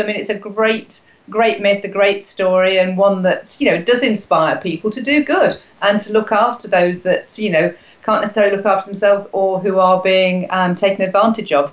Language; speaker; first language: English; native; English